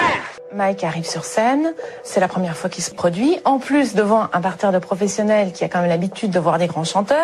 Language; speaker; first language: French; native; French